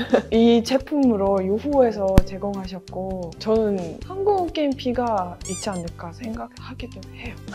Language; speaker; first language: Korean; non-native, fluent; Russian